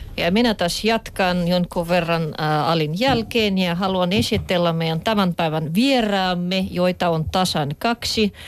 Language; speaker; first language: Finnish; non-native, fluent; Russian